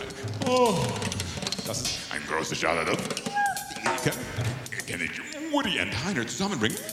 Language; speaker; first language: German; non-native, learner; English